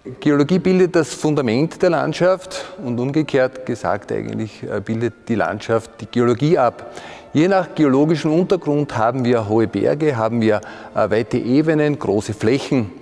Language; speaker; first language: German; native; German